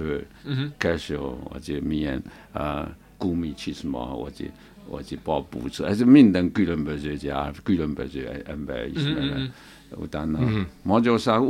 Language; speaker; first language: Hungarian; non-native, learner; Chinese